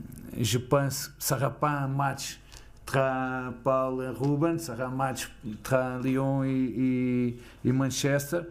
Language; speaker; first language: French; non-native, fluent; Portuguese